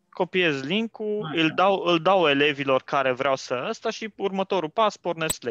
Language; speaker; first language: Romanian; native; Romanian